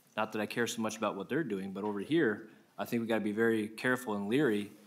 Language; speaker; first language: English; native; English